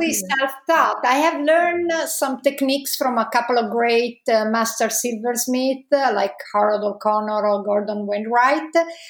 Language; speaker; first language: English; non-native, fluent; Italian